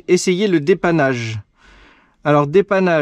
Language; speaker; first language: French; native; French